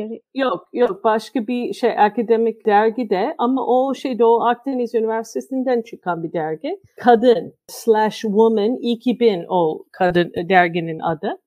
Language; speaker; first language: Turkish; non-native, fluent; English